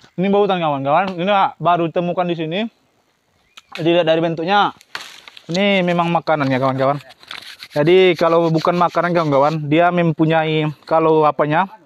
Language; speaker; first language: Indonesian; native; Indonesian